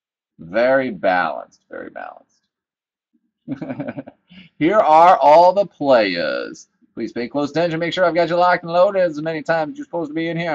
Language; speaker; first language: English; native; English